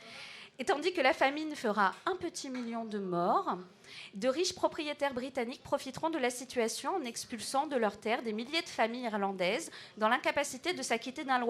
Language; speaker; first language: French; native; French